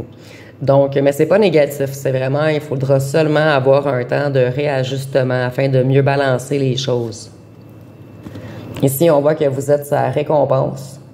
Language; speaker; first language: French; native; French